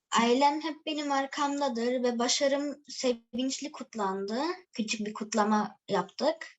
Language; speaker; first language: Turkish; early bilingual, heritage; Turkish